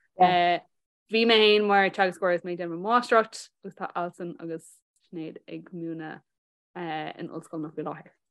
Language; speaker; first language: Irish; non-native, local second language; English